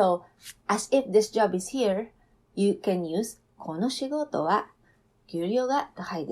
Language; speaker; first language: Japanese; non-native, fluent; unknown